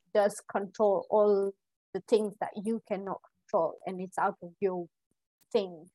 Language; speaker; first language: English; non-native, local second language; Gujarati